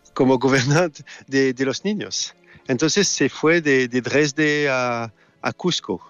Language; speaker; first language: Spanish; non-native, learner; French